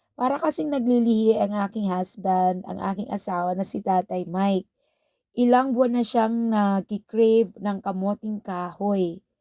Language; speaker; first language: Filipino; native; Filipino